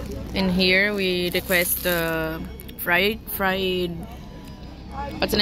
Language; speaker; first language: English; non-native, learner; Portuguese